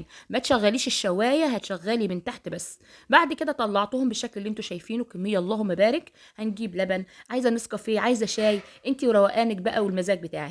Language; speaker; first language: Arabic; native; Arabic